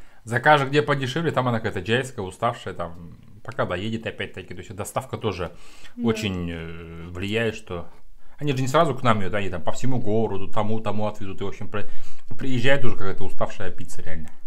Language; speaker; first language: Russian; native; Russian